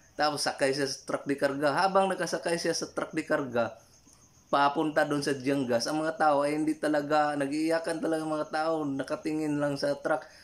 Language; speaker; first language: Filipino; non-native, local second language; Cebuano